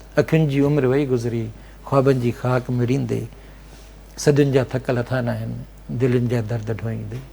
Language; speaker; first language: Sindhi; native; Sindhi